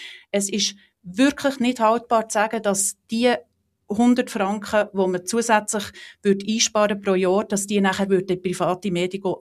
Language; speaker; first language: German; native; German